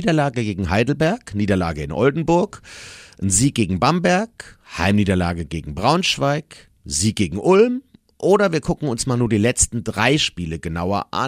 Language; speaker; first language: German; native; German